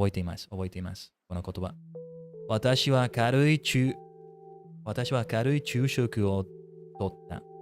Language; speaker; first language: Japanese; non-native, learner; English